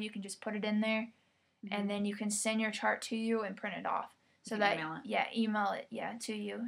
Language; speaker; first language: English; native; English